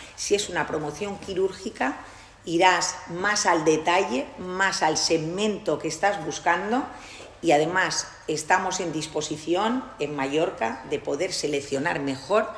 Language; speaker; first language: Spanish; non-native, local second language; Catalan